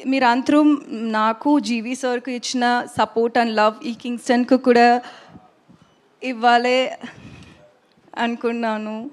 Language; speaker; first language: Telugu; non-native, learner; Tamil